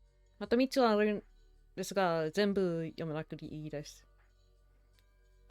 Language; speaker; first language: Japanese; non-native, learner; English